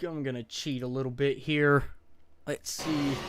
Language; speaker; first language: English; native; English